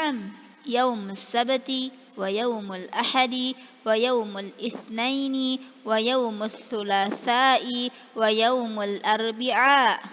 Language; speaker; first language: Arabic; non-native, fluent; Indonesian